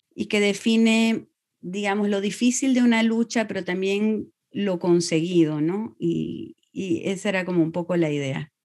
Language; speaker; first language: Spanish; native; Spanish